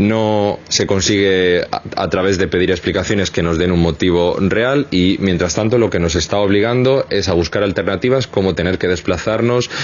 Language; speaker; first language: Spanish; native; Spanish